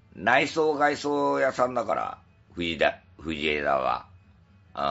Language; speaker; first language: Japanese; native; Japanese